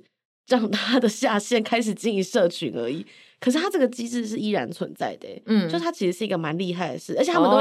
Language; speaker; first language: Chinese; native; Chinese